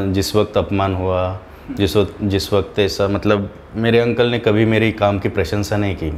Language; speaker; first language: Hindi; non-native, local second language; Marathi